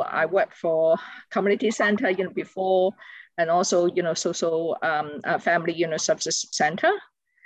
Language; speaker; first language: English; non-native, local second language; Cantonese